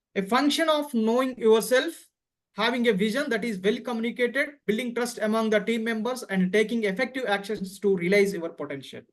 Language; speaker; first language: English; non-native, local second language; Telugu